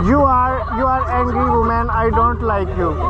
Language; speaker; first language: English; non-native, learner; Urdu